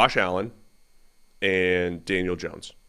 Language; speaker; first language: English; native; English